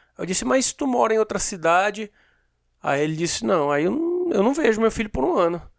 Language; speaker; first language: Portuguese; native; Portuguese